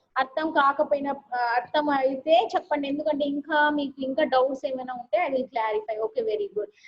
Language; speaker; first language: Telugu; non-native, local second language; Urdu